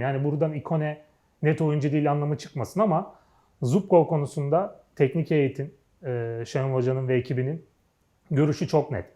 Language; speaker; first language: Turkish; native; Turkish